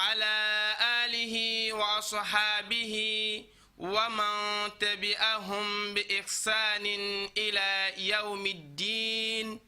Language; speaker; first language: Arabic; non-native, fluent; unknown